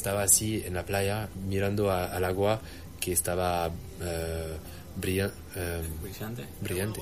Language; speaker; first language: Spanish; non-native, learner; French